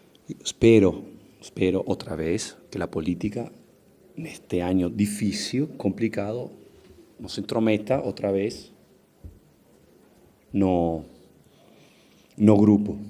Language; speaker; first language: Portuguese; non-native, fluent; Spanish